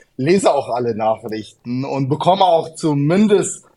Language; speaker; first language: German; early bilingual, other home language; Arabic